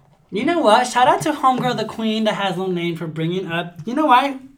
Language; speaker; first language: English; early bilingual, other home language; Spanish